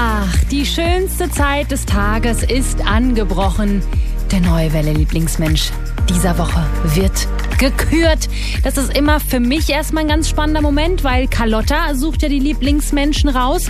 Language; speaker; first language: German; native; German